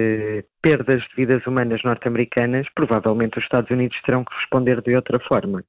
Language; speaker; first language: Portuguese; native; Portuguese